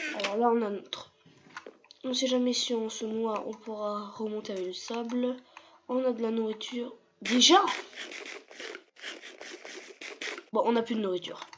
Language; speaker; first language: French; native; French